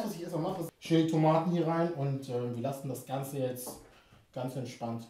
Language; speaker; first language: German; early bilingual, other home language; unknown